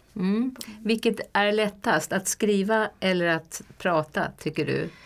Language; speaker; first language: Swedish; native; Swedish